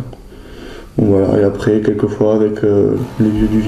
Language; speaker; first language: French; native; French